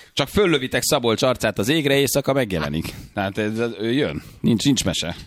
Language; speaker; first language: Hungarian; native; Hungarian